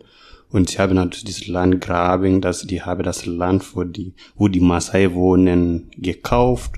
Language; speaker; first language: German; non-native, learner; Masai